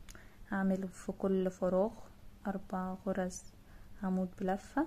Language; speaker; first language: Arabic; native; Arabic